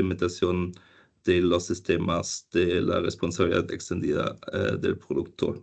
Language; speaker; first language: Spanish; non-native, fluent; German